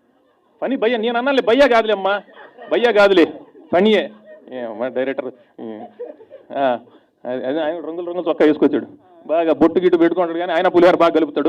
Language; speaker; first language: Telugu; native; Telugu